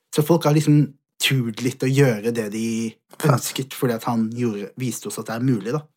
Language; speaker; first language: Norwegian; early bilingual, other home language; Somali